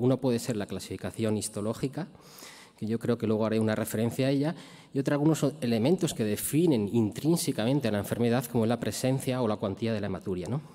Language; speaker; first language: Spanish; native; Spanish